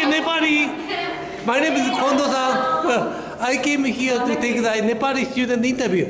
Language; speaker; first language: English; non-native, learner; Japanese